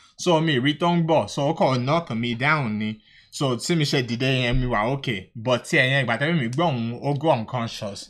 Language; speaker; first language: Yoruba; early bilingual, heritage; Yoruba